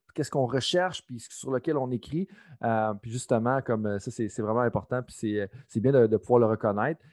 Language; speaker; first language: French; native; French